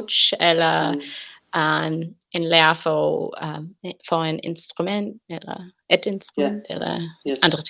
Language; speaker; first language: Danish; non-native, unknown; English